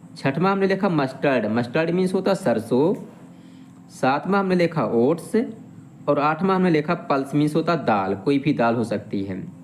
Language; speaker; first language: Hindi; native; Hindi